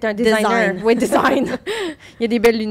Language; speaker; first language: French; native; French